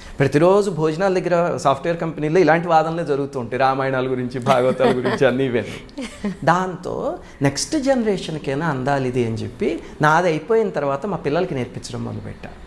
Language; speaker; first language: Telugu; native; Telugu